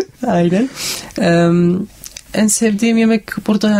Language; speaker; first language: Turkish; non-native, learner; Arabic